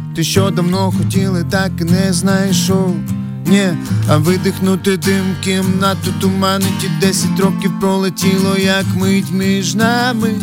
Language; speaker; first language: Ukrainian; native; Ukrainian